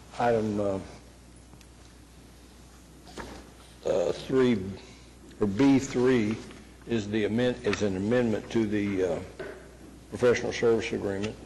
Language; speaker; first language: English; native; English